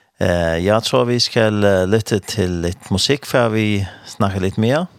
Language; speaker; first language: Danish; non-native, learner; Faroese